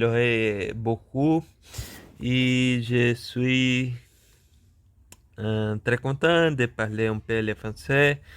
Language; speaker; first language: French; non-native, learner; Portuguese